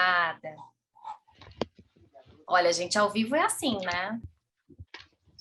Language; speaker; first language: Portuguese; native; Portuguese